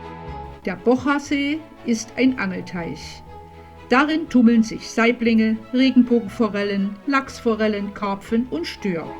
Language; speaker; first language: German; native; German